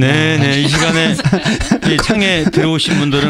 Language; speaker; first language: Korean; native; Korean